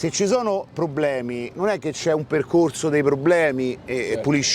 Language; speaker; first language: Italian; native; Italian